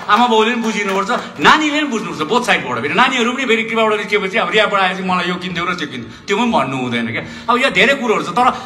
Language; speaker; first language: Nepali; native; Nepali